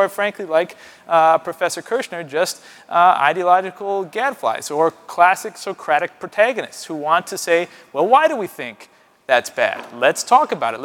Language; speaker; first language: English; native; English